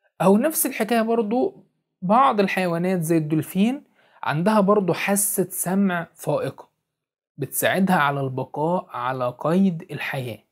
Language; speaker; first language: Arabic; native; Arabic